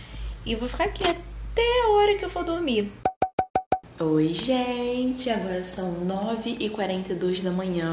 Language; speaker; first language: Portuguese; native; Portuguese